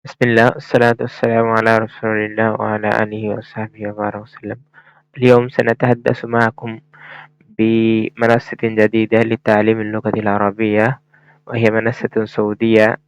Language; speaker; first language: Arabic; non-native, fluent; Bangla